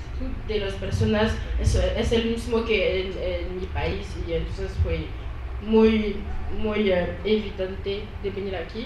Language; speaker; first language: Spanish; non-native, learner; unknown